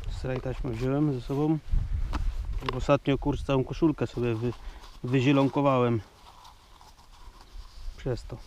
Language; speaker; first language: Polish; native; Polish